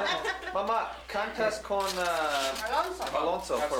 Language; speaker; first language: Spanish; non-native, learner; English